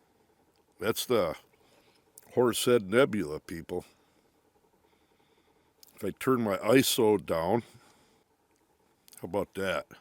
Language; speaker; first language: English; native; English